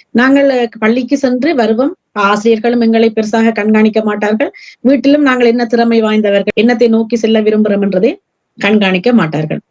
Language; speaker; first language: Tamil; early bilingual, heritage; Tamil